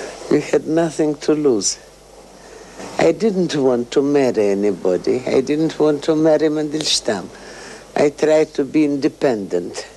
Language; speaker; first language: English; non-native, fluent; Russian